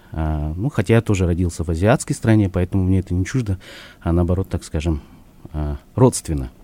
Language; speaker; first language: Russian; native; Russian